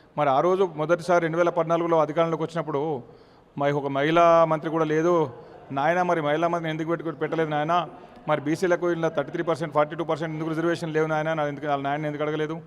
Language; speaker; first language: Telugu; native; Telugu